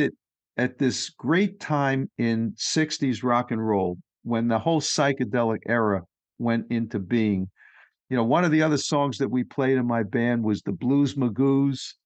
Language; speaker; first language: English; native; English